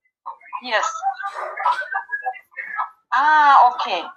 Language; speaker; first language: English; non-native, fluent; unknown